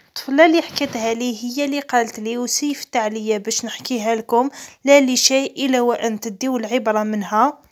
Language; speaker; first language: Arabic; non-native, local second language; Kabyle